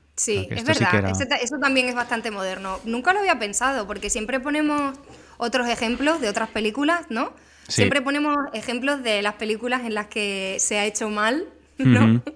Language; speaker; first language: Spanish; native; Spanish